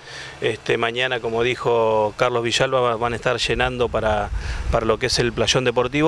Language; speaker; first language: Spanish; native; Spanish